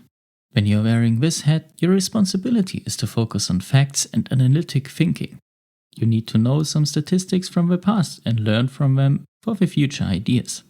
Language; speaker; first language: English; non-native, fluent; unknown